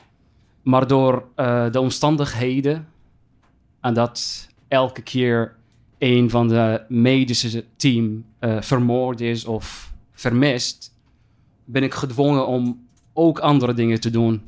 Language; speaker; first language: Dutch; non-native, fluent; Arabic